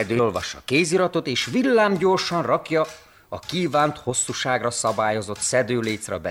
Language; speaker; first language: Hungarian; native; Hungarian